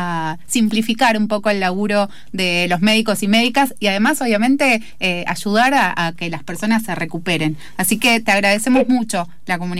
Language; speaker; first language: Spanish; native; Spanish